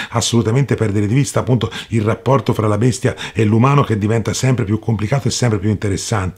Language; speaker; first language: Italian; native; Italian